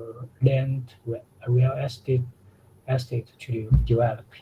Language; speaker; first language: English; non-native, learner; Chinese